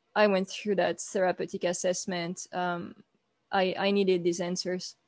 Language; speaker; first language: English; non-native, fluent; French